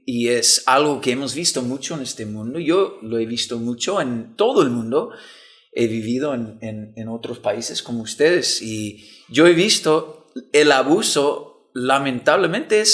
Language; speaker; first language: Spanish; non-native, fluent; English